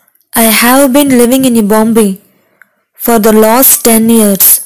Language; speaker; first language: English; non-native, local second language; Tamil